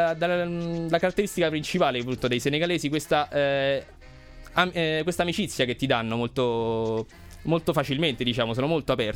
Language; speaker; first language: Italian; native; Italian